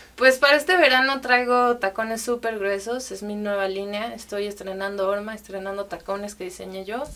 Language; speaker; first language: Spanish; native; Spanish